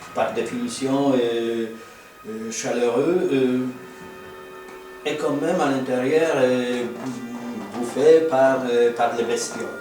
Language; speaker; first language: French; non-native, fluent; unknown